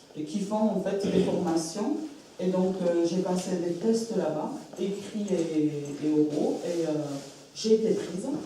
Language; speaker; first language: French; early bilingual, other home language; Arabic